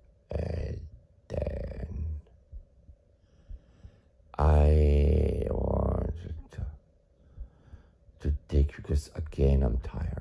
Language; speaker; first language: English; non-native, fluent; German